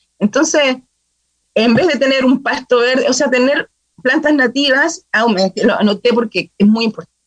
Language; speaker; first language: Spanish; native; Spanish